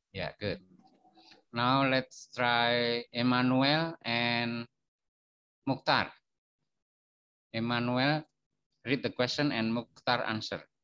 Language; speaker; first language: English; non-native, fluent; Indonesian